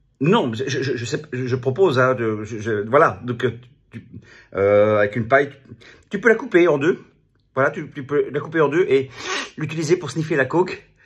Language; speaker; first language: French; native; French